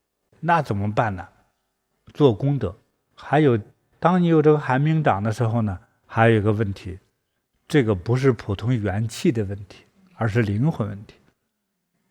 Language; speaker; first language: Chinese; native; Chinese